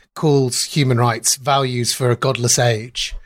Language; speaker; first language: English; native; English